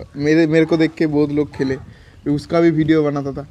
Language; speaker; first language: Hindi; non-native, local second language; Bangla